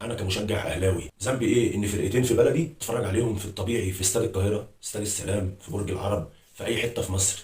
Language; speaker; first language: Arabic; native; Arabic